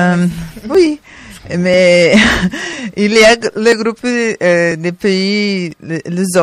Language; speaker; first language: French; non-native, learner; Portuguese